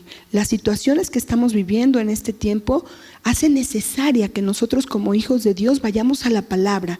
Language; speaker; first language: Spanish; native; Spanish